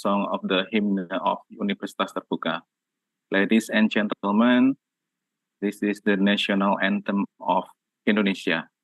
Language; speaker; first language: English; non-native, learner; Indonesian